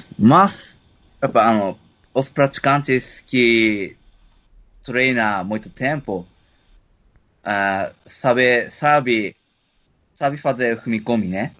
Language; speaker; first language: Portuguese; non-native, learner; Japanese